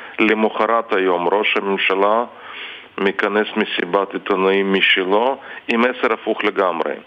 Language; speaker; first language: Hebrew; non-native, fluent; Russian